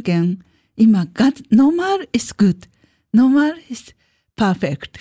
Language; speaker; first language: German; non-native, learner; Japanese